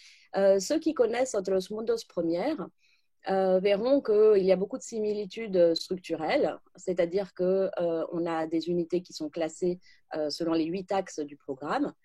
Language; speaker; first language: French; native; French